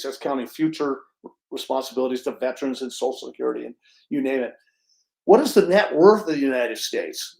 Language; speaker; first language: English; native; English